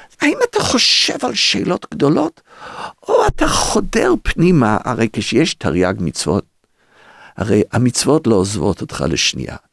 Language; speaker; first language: Hebrew; early bilingual, other home language; English